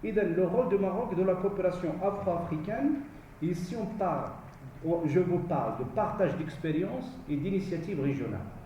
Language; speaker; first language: French; non-native, local second language; Arabic